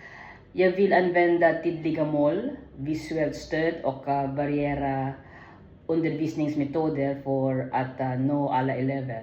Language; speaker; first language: Swedish; non-native, learner; Filipino